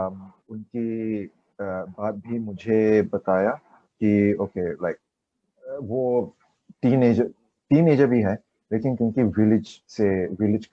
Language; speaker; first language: Hindi; non-native, learner; Chinese